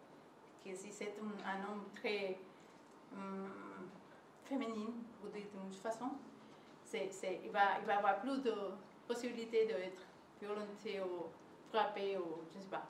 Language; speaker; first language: French; non-native, learner; Spanish